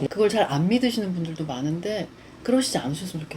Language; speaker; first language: Korean; native; Korean